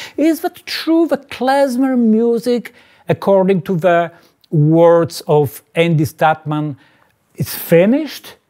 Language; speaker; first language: English; non-native, fluent; Polish